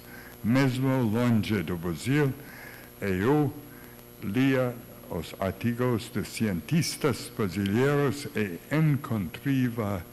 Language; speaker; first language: Portuguese; non-native, learner; English